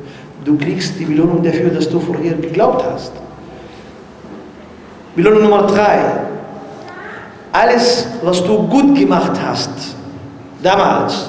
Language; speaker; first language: German; non-native, learner; Arabic